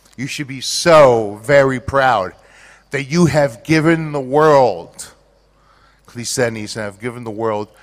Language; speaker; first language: English; early bilingual, other home language; Greek